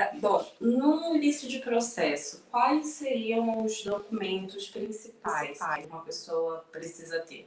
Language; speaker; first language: Portuguese; native; Portuguese